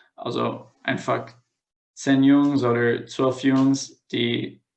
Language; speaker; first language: German; non-native, fluent; English